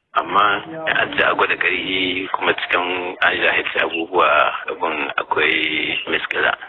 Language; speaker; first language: Hausa; native; Hausa